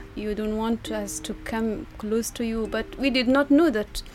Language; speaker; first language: English; non-native, fluent; Persian